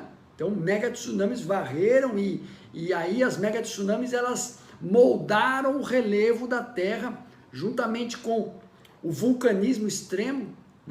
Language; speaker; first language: Portuguese; native; Portuguese